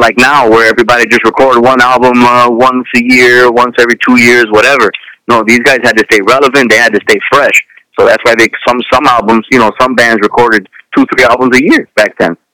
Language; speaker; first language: English; early bilingual, other home language; Spanish